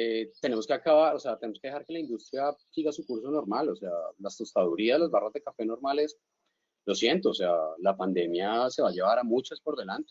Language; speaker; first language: Spanish; native; Spanish